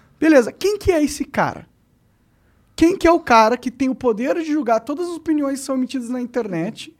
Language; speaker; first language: Portuguese; native; Portuguese